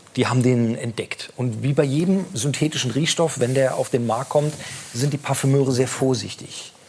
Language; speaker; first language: German; native; German